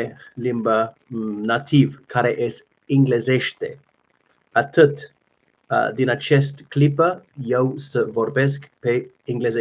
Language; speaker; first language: Romanian; non-native, learner; English